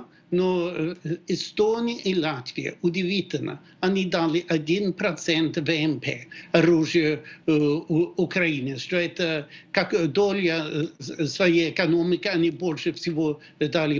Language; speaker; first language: Russian; non-native, fluent; Swedish